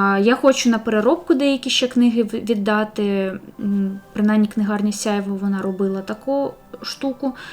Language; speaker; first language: Ukrainian; non-native, local second language; Russian